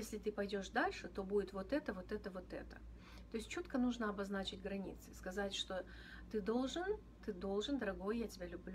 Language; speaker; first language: Russian; native; Russian